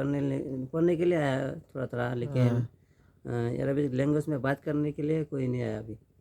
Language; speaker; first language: Hindi; non-native, learner; Bangla